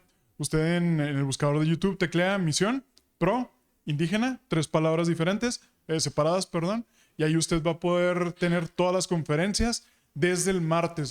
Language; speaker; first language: Spanish; native; Spanish